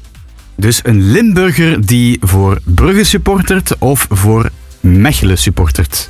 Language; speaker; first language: Dutch; native; Dutch